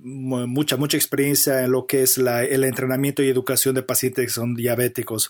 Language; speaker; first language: Spanish; native; Spanish